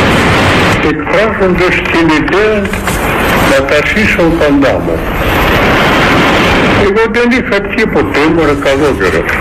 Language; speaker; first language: Greek; non-native, fluent; Russian